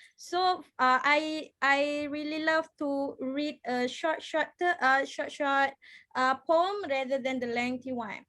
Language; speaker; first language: English; non-native, fluent; Malay